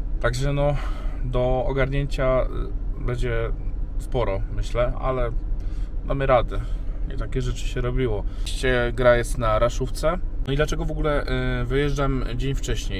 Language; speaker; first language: Polish; native; Polish